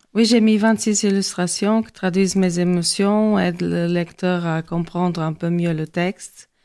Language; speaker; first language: French; non-native, fluent; Portuguese